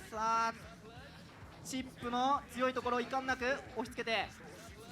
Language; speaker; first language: Japanese; native; Japanese